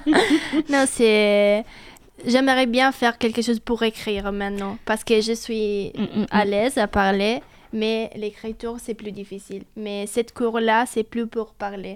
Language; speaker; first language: French; non-native, fluent; Italian